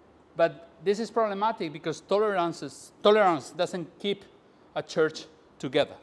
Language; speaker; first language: English; non-native, fluent; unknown